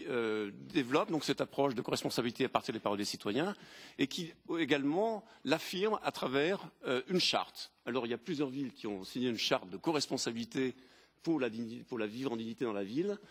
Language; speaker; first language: French; native; French